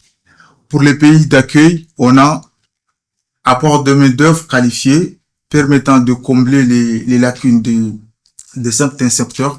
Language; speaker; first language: French; non-native, fluent; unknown